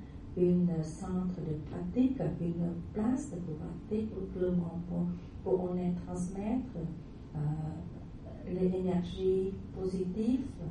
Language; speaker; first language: French; non-native, learner; Vietnamese